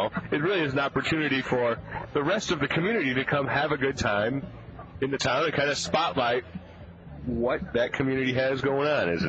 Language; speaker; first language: English; native; English